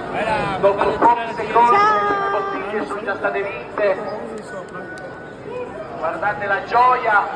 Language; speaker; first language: Italian; native; Italian